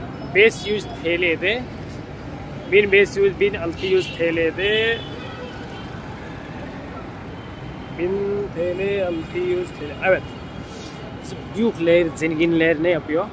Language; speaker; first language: Turkish; non-native, fluent; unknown